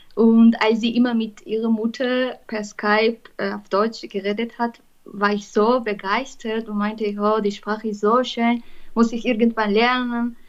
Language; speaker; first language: German; non-native, fluent; Armenian